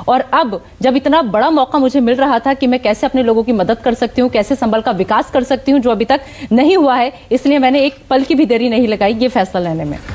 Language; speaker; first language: Hindi; native; Hindi